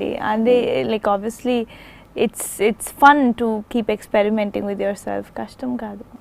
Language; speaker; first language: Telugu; non-native, fluent; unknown